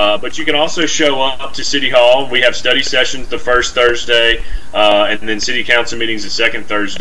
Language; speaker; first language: English; native; English